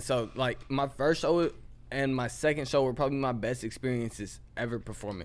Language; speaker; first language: English; native; English